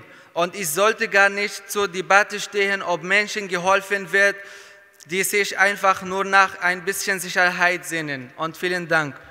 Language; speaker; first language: German; non-native, fluent; Arabic